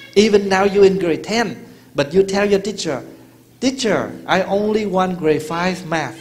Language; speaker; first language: English; early bilingual, other home language; Vietnamese